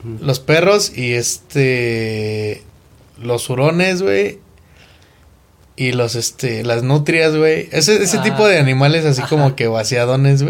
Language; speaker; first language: Spanish; native; Spanish